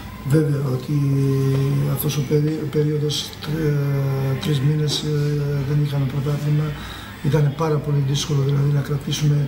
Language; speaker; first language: Greek; non-native, fluent; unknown